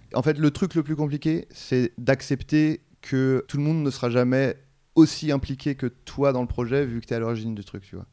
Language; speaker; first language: French; native; French